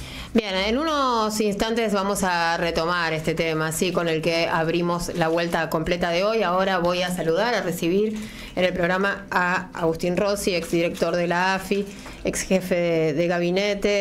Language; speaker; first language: Spanish; native; Spanish